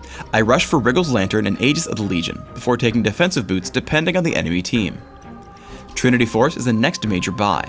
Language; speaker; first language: English; native; English